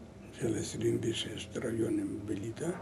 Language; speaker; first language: Hebrew; non-native, learner; Lithuanian